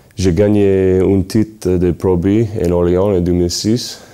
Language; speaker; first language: French; non-native, learner; English